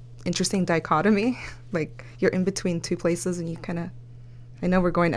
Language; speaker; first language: English; early bilingual, other home language; Spanish